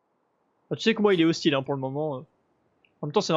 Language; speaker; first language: French; native; French